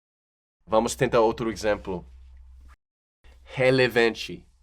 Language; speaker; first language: Portuguese; non-native, fluent; English